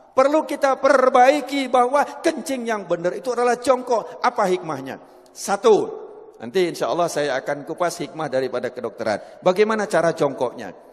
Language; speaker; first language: Indonesian; non-native, local second language; Javanese